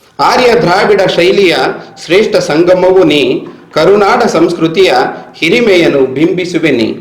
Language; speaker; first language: Kannada; native; Kannada